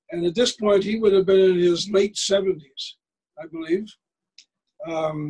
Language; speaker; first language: English; native; English